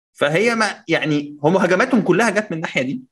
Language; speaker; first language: Arabic; native; Arabic